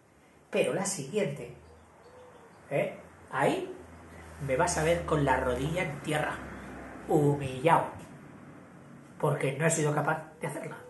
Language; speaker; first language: Spanish; native; Spanish